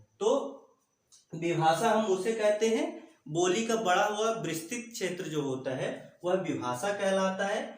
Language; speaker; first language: Hindi; native; Hindi